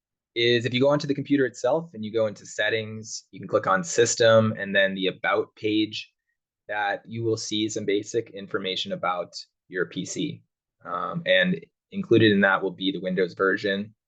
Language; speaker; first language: English; native; English